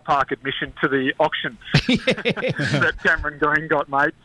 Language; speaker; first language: English; native; English